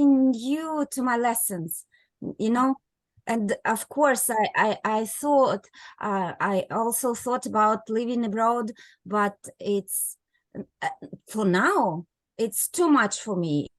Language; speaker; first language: English; non-native, learner; Russian